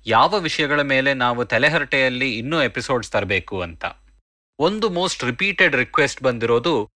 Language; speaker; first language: Kannada; native; Kannada